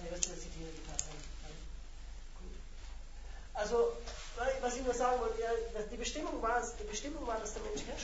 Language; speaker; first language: German; native; German